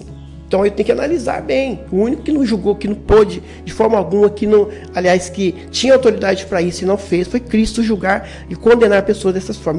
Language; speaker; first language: Portuguese; native; Portuguese